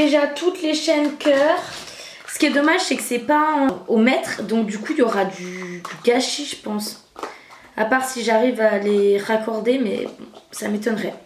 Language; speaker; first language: French; native; French